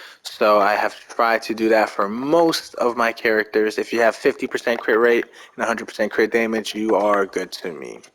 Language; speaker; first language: English; native; English